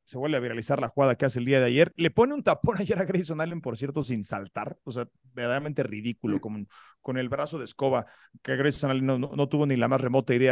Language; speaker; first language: Spanish; native; Spanish